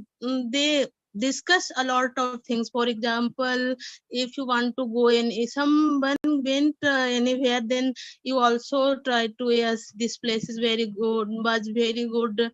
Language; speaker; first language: English; non-native, learner; Hindi